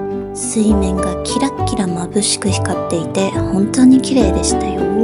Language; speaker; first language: Japanese; native; Japanese